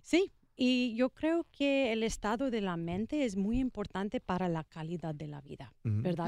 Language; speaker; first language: Spanish; non-native, learner; English